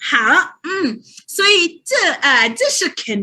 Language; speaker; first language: Chinese; non-native, fluent; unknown